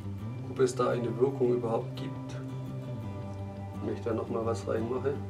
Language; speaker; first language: German; native; German